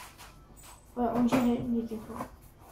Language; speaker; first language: French; native; French